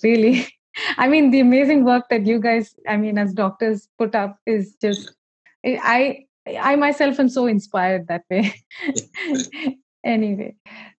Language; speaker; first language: English; non-native, local second language; Malayalam